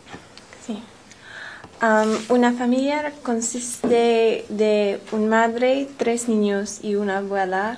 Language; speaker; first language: Spanish; non-native, learner; English